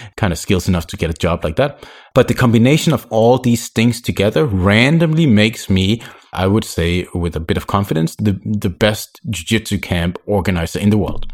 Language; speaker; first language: English; non-native, fluent; Danish